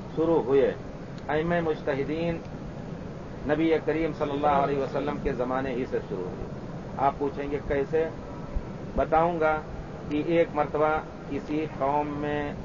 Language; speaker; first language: Urdu; native; Urdu